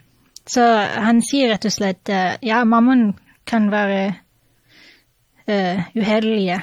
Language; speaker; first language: Norwegian; non-native, fluent; English